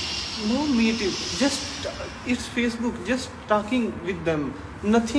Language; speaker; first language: English; non-native, learner; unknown